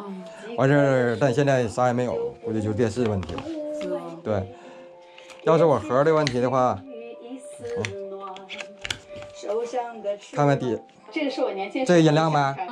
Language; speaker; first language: Chinese; native; Chinese